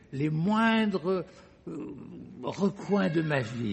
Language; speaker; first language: French; native; French